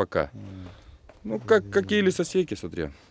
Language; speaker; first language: Russian; native; Russian